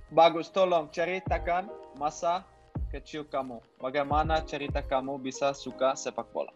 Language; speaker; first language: Malay; non-native, learner; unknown